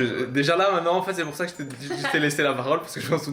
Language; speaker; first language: French; native; French